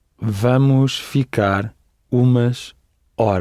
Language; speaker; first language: Portuguese; non-native, learner; English